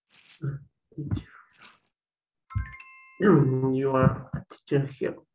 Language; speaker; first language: English; non-native, learner; Spanish